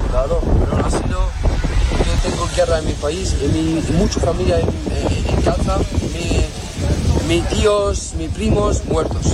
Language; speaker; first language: Spanish; non-native, learner; Arabic